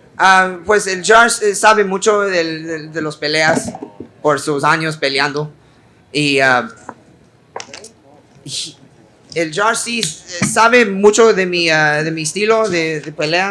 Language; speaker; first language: Spanish; early bilingual, heritage; English